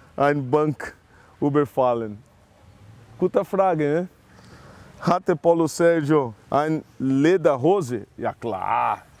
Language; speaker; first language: German; non-native, learner; Portuguese